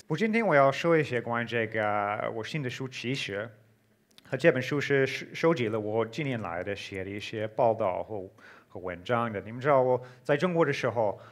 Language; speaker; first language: Chinese; non-native, fluent; English